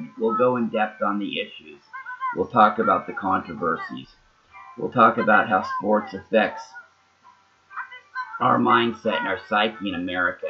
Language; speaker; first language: English; native; English